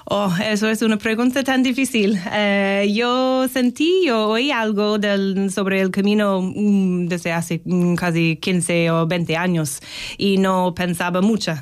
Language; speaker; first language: Spanish; non-native, fluent; English